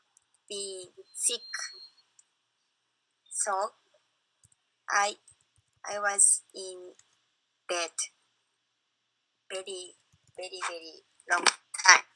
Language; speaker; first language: English; non-native, learner; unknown